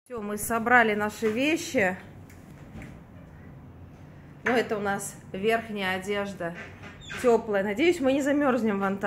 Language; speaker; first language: Russian; native; Russian